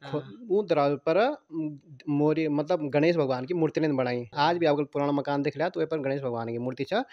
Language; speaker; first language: Hindi; non-native, local second language; Garhwali